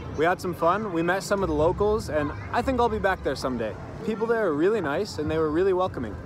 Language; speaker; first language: English; native; English